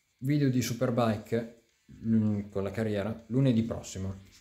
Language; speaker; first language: Italian; native; Italian